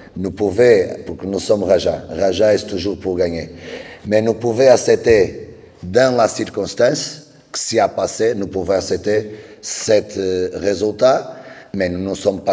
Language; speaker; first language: French; non-native, learner; Portuguese